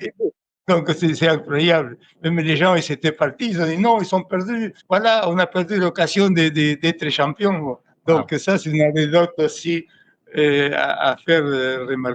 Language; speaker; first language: French; non-native, fluent; Spanish